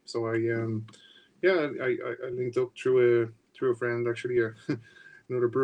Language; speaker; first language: English; native; English